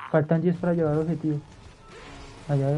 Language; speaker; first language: Spanish; native; Spanish